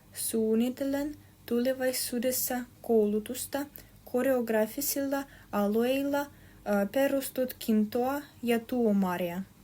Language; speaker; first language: Finnish; non-native, learner; Russian